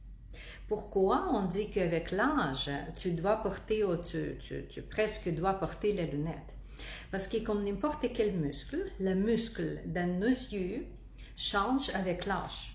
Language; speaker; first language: French; non-native, fluent; Russian